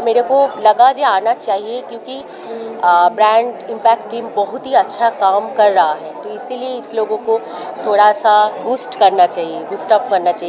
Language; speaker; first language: Hindi; non-native, local second language; Bangla